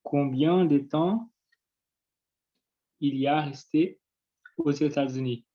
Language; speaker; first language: French; non-native, learner; Portuguese